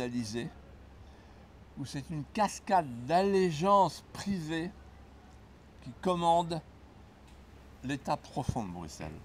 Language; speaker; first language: French; native; French